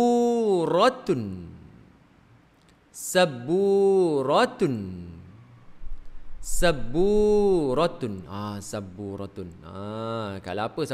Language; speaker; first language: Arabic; non-native, fluent; Malay